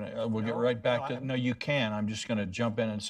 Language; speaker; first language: English; native; English